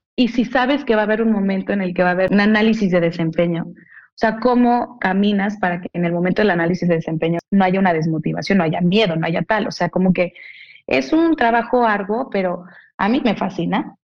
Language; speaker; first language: Spanish; native; Spanish